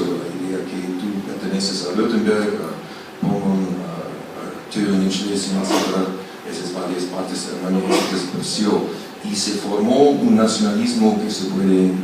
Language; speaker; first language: Spanish; non-native, fluent; German